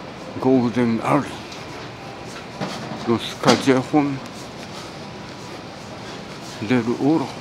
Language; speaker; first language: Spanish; non-native, learner; Japanese